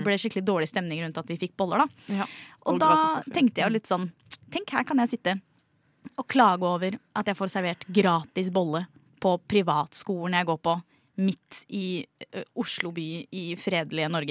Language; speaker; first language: Norwegian; native; Norwegian